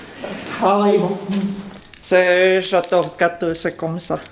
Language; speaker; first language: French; non-native, learner; Bulgarian